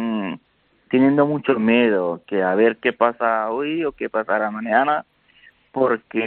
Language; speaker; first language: Spanish; non-native, learner; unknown